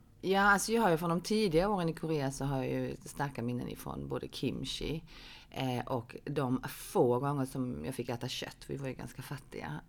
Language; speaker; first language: Swedish; early bilingual, other home language; Korean